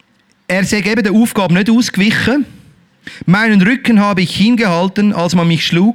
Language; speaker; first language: German; native; German